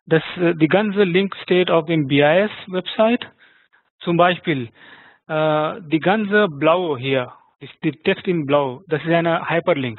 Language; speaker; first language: German; non-native, fluent; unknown